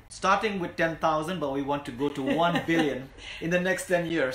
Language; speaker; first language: English; non-native, local second language; Khasi